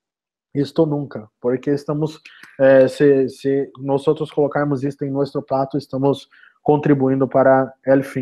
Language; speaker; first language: Spanish; non-native, learner; Portuguese